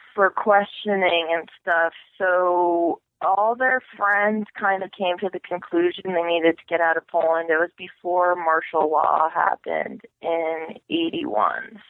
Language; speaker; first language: English; native; English